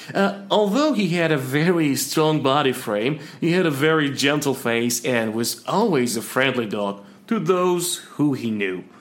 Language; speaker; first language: English; non-native, fluent; Persian